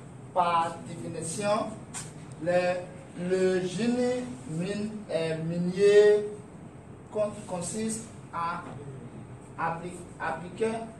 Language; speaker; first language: French; non-native, learner; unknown